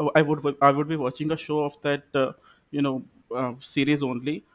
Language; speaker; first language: English; non-native, local second language; Punjabi